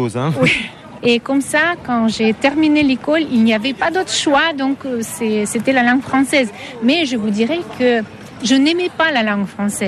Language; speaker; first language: French; non-native, fluent; Russian